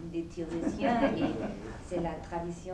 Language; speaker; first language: French; non-native, fluent; German